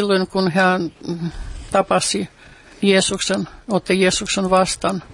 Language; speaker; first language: Finnish; non-native, fluent; Russian